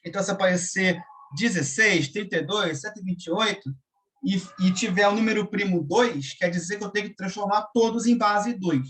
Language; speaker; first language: Portuguese; native; Portuguese